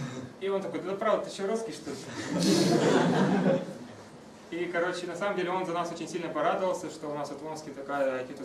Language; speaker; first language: Russian; native; Russian